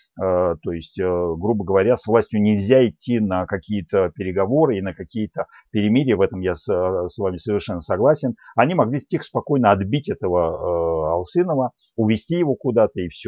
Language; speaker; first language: Russian; native; Russian